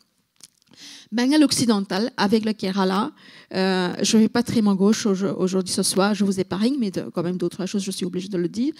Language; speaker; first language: French; non-native, fluent; Bangla